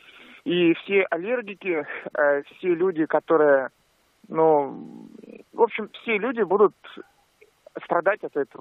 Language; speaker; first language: Russian; native; Russian